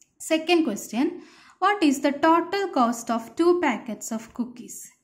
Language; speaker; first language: English; non-native, local second language; Malayalam